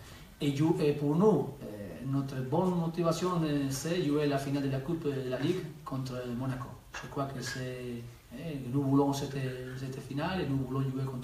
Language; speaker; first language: French; non-native, learner; Spanish